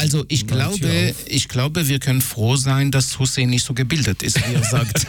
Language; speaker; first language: German; non-native, fluent; Hebrew